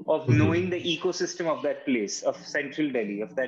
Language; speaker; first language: English; non-native, local second language; Hindi